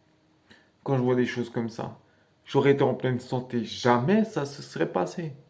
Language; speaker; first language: French; native; French